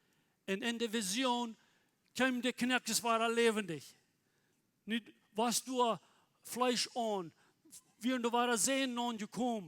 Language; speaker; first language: German; non-native, learner; Plautdietsch